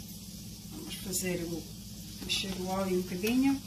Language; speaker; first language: Portuguese; early bilingual, heritage; Portuguese